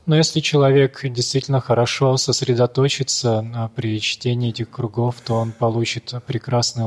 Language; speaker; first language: Russian; native; Russian